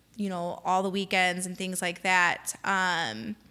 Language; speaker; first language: English; native; English